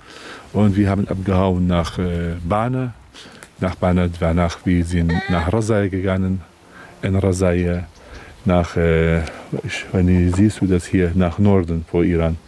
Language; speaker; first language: German; non-native, learner; Central Kurdish